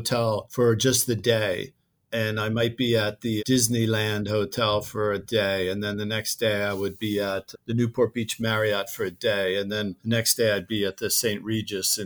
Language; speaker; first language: English; native; English